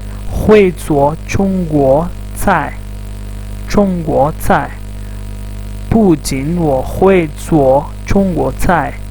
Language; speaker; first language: Chinese; non-native, fluent; Urdu